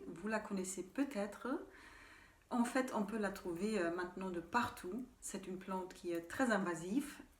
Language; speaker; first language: French; non-native, fluent; German